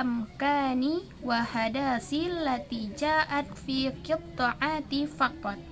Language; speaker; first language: Arabic; non-native, learner; Indonesian